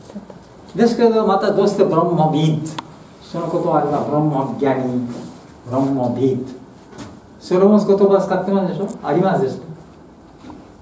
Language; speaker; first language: Japanese; non-native, fluent; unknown